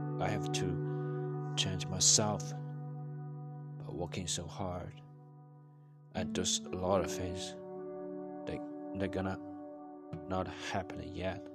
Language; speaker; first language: English; non-native, learner; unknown